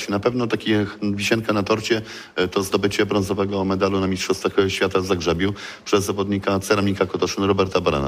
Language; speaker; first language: Polish; native; Polish